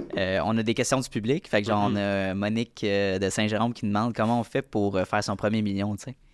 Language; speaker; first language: French; native; French